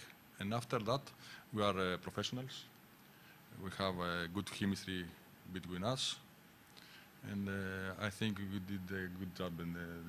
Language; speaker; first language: English; non-native, learner; Greek